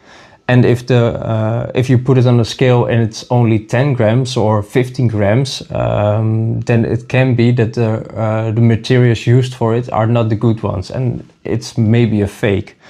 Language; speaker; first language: English; non-native, fluent; Dutch